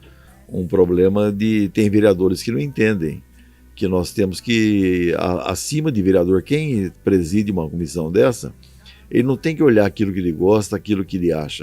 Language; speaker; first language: Portuguese; native; Portuguese